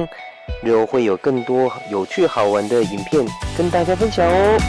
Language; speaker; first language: Chinese; native; Chinese